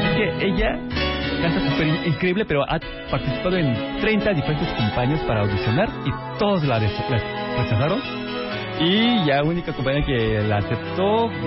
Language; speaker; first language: Spanish; native; Spanish